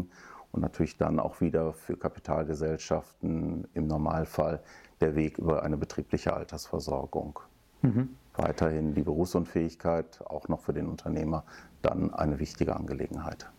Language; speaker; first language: German; native; German